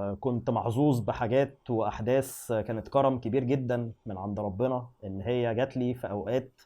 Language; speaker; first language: Egyptian Arabic; native; Egyptian Arabic